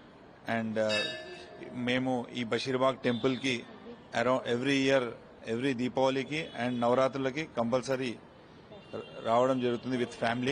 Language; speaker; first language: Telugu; native; Telugu